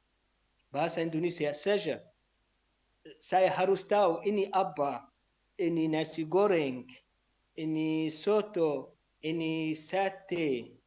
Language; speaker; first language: Indonesian; non-native, learner; Arabic